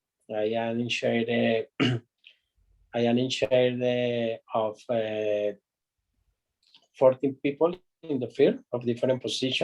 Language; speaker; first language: English; non-native, learner; Spanish